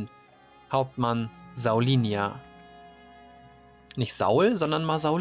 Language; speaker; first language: German; native; German